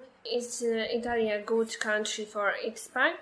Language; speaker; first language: English; non-native, fluent; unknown